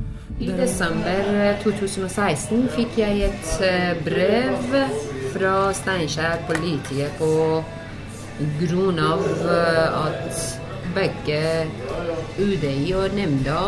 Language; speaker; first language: Norwegian; non-native, learner; Persian